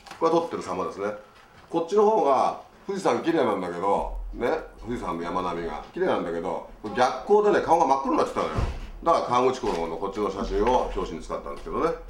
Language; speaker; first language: Japanese; native; Japanese